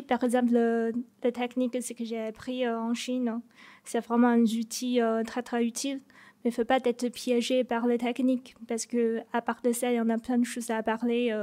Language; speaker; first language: French; non-native, fluent; Chinese